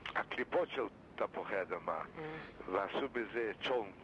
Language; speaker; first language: Hebrew; non-native, fluent; Lithuanian